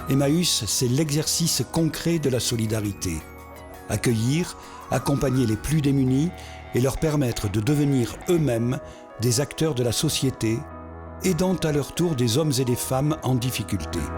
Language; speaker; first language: French; native; French